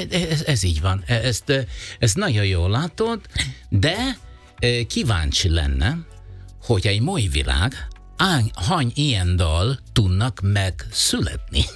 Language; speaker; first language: Hungarian; non-native, fluent; Italian